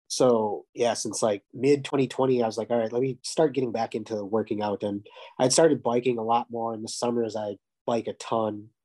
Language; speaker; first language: English; native; English